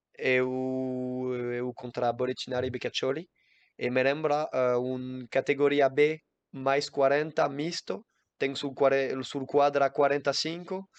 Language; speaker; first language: Portuguese; non-native, learner; French